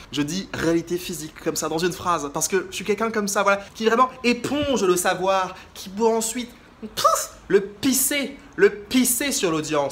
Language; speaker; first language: French; native; French